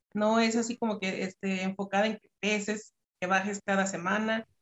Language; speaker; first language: Spanish; native; Spanish